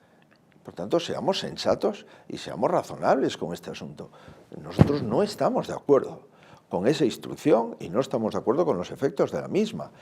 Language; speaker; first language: Spanish; native; Spanish